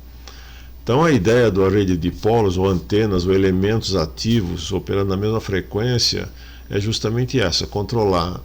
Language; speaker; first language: Portuguese; native; Portuguese